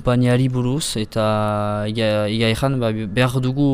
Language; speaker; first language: Basque; non-native, local second language; French